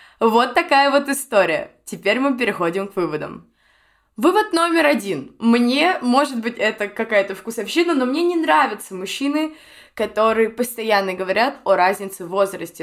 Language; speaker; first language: Russian; native; Russian